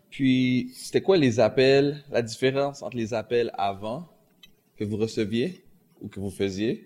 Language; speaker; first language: French; native; French